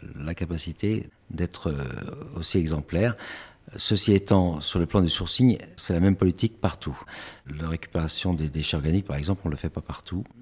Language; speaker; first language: French; native; French